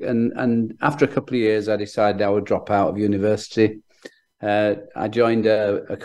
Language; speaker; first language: English; native; English